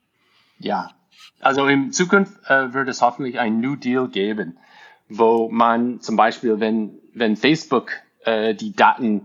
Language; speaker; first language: German; non-native, fluent; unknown